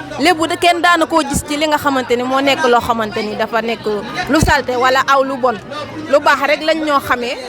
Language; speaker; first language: Wolof; native; Wolof